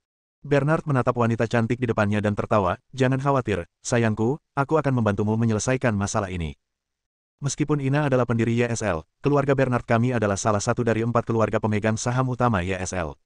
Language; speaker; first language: Indonesian; native; Indonesian